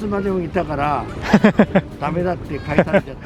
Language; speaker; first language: Japanese; native; Japanese